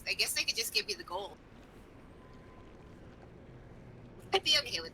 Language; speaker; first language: English; native; English